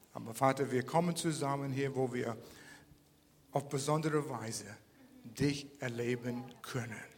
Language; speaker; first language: German; non-native, fluent; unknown